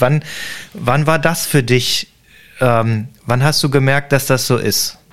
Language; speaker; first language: German; native; German